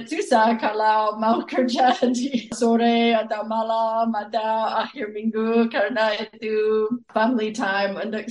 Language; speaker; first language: Indonesian; non-native, fluent; English